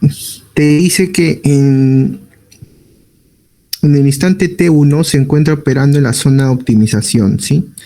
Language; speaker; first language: Spanish; native; Spanish